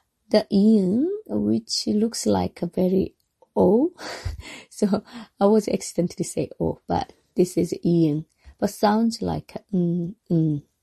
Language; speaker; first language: English; non-native, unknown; Korean